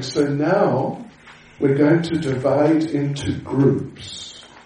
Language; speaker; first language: English; native; English